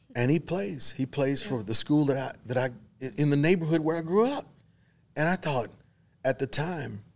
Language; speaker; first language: English; native; English